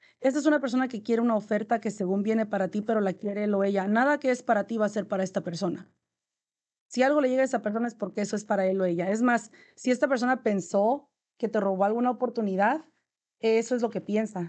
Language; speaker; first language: Spanish; native; Spanish